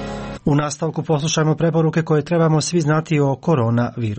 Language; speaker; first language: Serbian; native; Serbian